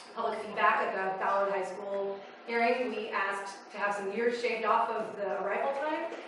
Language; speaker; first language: English; native; English